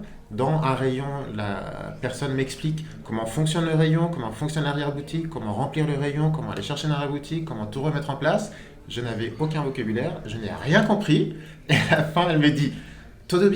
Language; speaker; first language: French; native; French